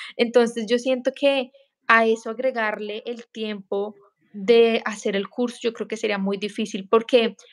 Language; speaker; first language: Spanish; native; Spanish